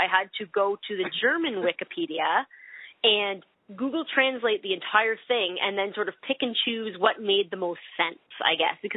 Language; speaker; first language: English; native; English